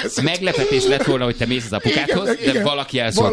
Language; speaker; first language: Hungarian; native; Hungarian